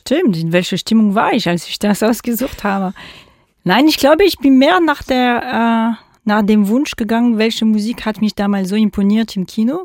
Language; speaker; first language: German; non-native, fluent; French